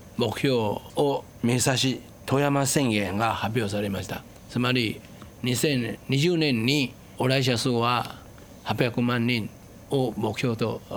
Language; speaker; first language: Japanese; non-native, fluent; Chinese